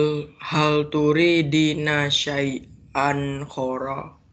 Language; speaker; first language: Arabic; non-native, learner; Indonesian